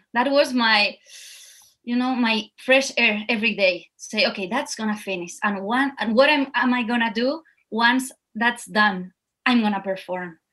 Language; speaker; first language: English; non-native, fluent; Spanish